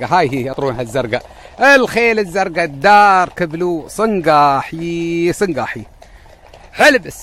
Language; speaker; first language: Arabic; native; Arabic